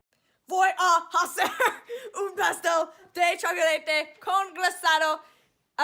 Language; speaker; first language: Spanish; non-native, learner; English